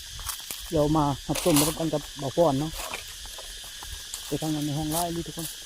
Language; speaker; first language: Thai; non-native, local second language; Northeastern Thai